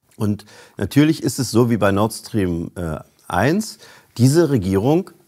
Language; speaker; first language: German; native; German